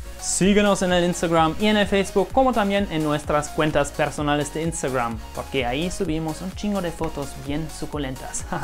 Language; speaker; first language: Spanish; non-native, fluent; German